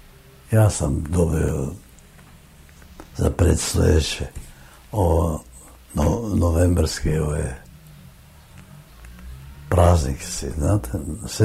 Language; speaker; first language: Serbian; non-native, fluent; German